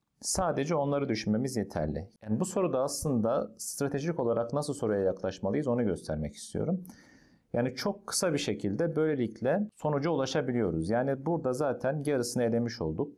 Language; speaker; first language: Turkish; native; Turkish